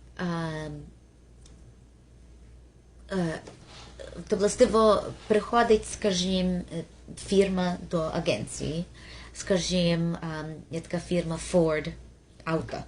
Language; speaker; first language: Ukrainian; early bilingual, heritage; Ukrainian